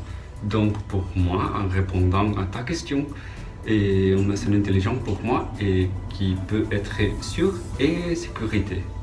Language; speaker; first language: French; non-native, learner; Spanish